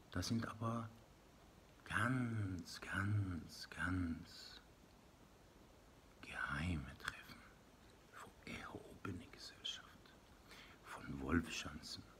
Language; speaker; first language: German; non-native, learner; Persian